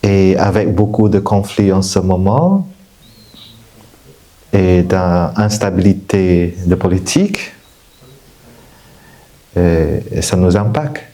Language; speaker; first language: French; non-native, fluent; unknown